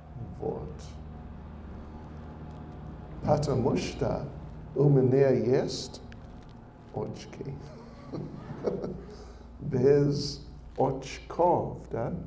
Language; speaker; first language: Russian; non-native, learner; English